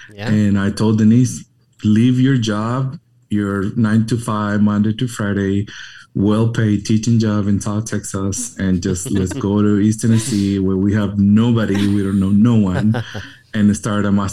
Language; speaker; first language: English; non-native, fluent; Spanish